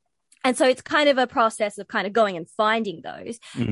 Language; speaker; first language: English; native; English